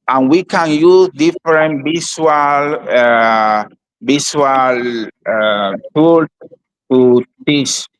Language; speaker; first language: English; non-native, learner; Spanish